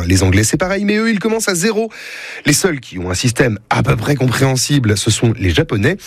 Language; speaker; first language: French; native; French